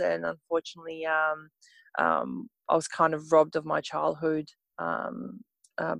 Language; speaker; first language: English; non-native, fluent; Serbian